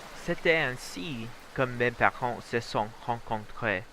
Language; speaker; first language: French; non-native, learner; Vietnamese